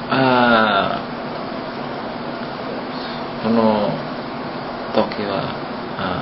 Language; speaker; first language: Japanese; non-native, learner; Indonesian